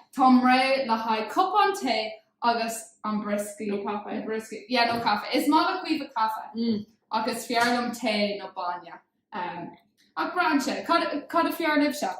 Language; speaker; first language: Irish; non-native, local second language; English